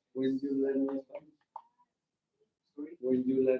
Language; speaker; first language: English; non-native, learner; Spanish